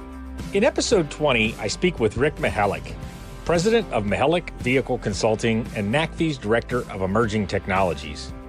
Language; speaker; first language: English; native; English